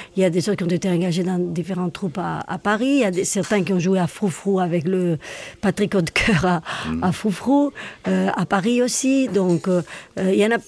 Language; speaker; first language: French; non-native, fluent; Spanish